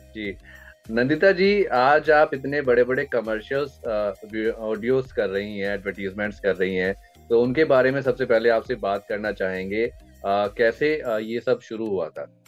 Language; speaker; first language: Hindi; native; Hindi